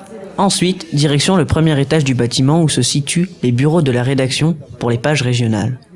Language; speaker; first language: French; native; French